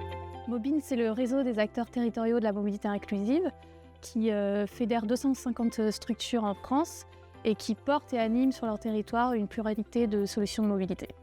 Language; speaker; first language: French; native; French